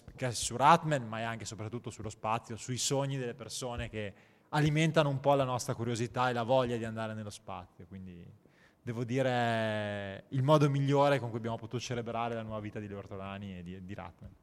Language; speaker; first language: Italian; native; Italian